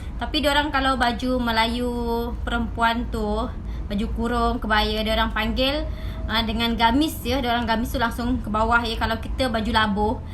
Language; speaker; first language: Malay; native; Malay